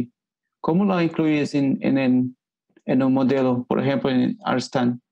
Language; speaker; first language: Spanish; non-native, learner; Portuguese